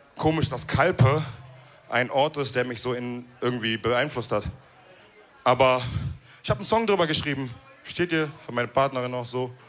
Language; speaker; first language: German; early bilingual, other home language; Wolof